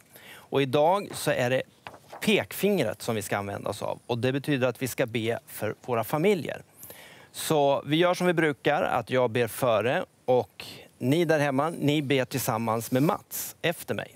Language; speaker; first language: Swedish; native; Swedish